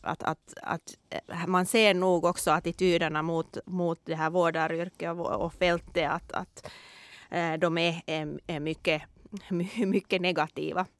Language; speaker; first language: Swedish; non-native, local second language; Finnish